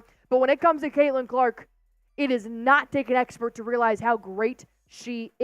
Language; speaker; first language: English; native; English